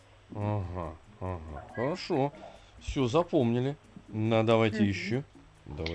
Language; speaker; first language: Russian; native; Russian